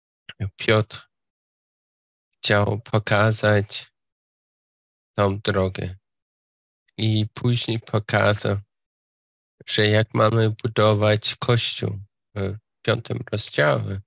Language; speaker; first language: Polish; non-native, fluent; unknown